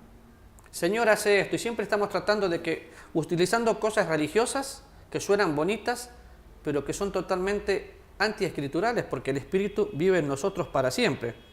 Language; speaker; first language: Spanish; native; Spanish